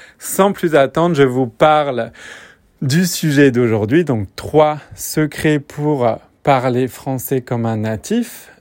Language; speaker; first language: French; native; French